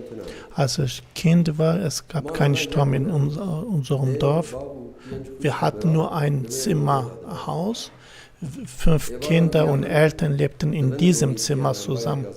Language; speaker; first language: German; non-native, fluent; Kurdish